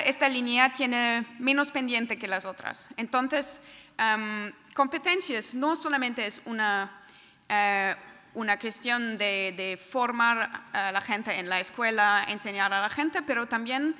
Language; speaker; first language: Spanish; non-native, fluent; German